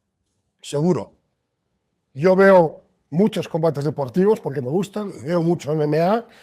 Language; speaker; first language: Spanish; native; Spanish